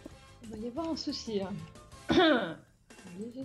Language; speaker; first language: French; native; French